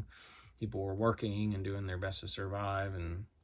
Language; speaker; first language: English; native; English